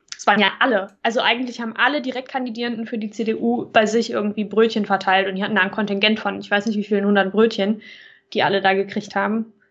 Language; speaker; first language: German; native; German